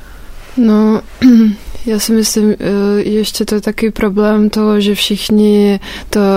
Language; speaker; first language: Czech; non-native, fluent; Russian